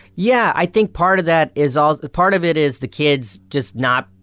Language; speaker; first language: English; early bilingual, other home language; Hindi